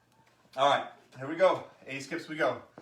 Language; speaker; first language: English; native; English